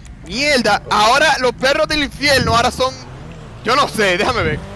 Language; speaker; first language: Spanish; native; Spanish